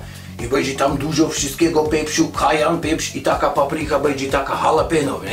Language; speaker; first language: Polish; non-native, learner; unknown